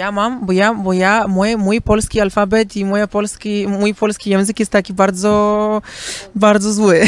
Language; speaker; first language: Polish; early bilingual, heritage; Polish